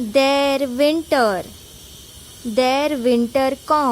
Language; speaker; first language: German; non-native, fluent; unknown